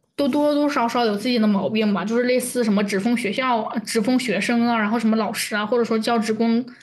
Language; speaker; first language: Chinese; native; Chinese